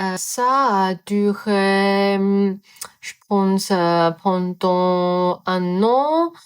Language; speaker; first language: French; non-native, learner; Cantonese